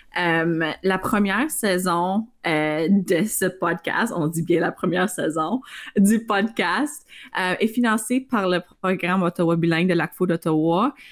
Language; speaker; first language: French; native; French